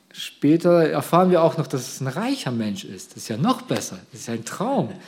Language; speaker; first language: German; early bilingual, other home language; Russian